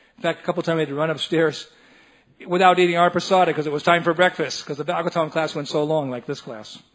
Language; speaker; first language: English; native; English